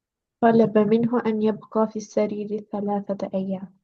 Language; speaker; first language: Arabic; non-native, learner; Albanian